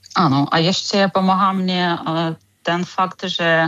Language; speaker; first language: Czech; non-native, fluent; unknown